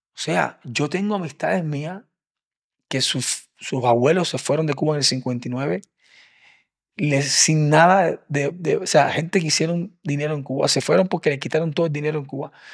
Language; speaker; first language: Spanish; native; Spanish